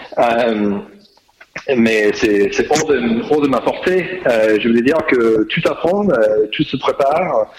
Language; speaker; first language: French; non-native, fluent; English